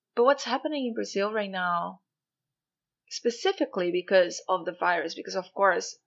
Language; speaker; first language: English; non-native, fluent; Portuguese